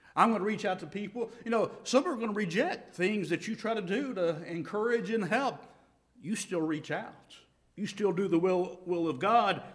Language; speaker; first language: English; native; English